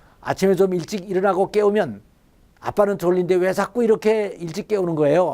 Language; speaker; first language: Korean; native; Korean